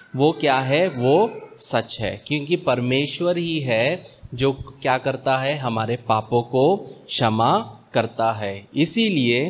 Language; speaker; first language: Hindi; native; Hindi